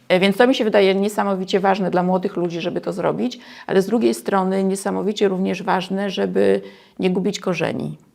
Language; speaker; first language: Polish; native; Polish